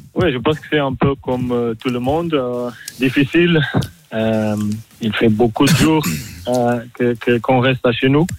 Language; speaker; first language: French; non-native, learner; Portuguese